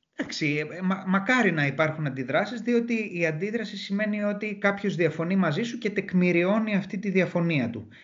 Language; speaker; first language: Greek; native; Greek